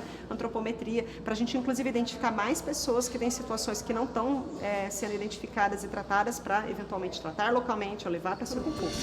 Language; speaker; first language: Portuguese; native; Portuguese